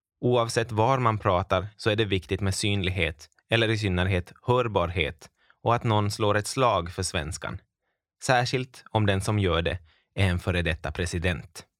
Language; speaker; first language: Swedish; native; Swedish